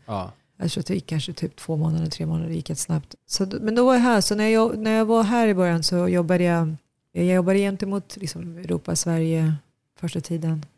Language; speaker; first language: Swedish; early bilingual, other home language; Tigrinya